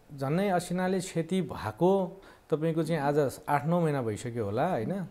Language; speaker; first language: Nepali; native; Nepali